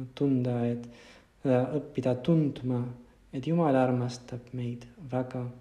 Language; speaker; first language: Estonian; non-native, fluent; Spanish